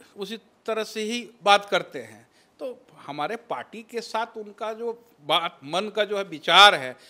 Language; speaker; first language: Hindi; native; Hindi